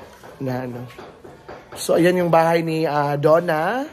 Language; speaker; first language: Filipino; non-native, local second language; Cebuano